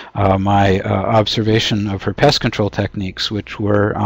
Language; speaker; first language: English; native; English